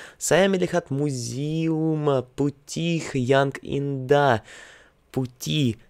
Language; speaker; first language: Indonesian; non-native, learner; Russian